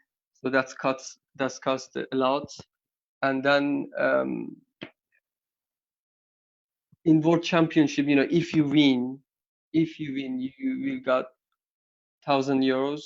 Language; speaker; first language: English; non-native, learner; Persian